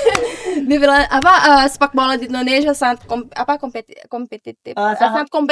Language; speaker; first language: Indonesian; non-native, fluent; Portuguese